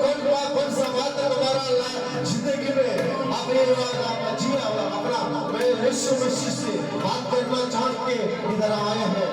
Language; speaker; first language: Hindi; non-native, local second language; Telugu